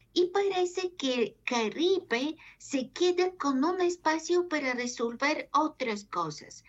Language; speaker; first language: Spanish; non-native, fluent; Bulgarian